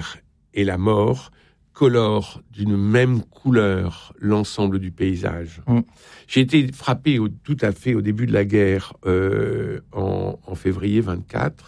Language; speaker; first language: French; native; French